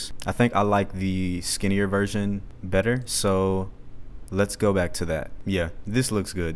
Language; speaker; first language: English; native; English